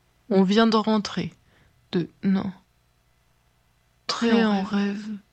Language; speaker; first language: French; native; French